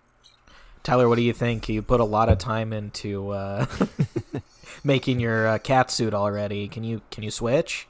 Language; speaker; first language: English; native; English